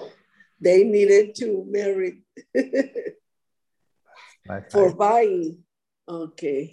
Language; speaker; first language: English; non-native, learner; Spanish